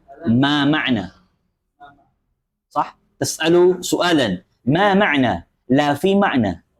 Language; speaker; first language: Arabic; non-native, fluent; Indonesian